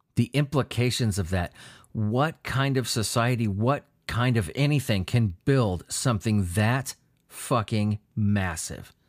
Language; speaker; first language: English; native; English